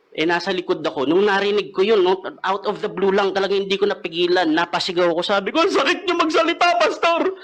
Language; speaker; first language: Filipino; native; Filipino